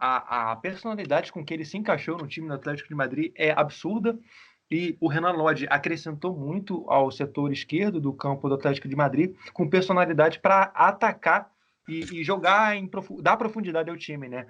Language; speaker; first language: Portuguese; native; Portuguese